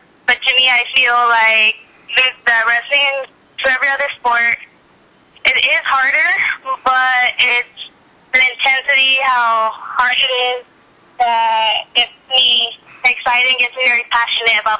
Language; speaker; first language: English; native; English